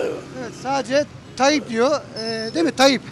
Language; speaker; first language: Turkish; native; Turkish